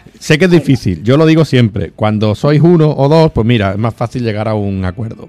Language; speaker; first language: Spanish; native; Spanish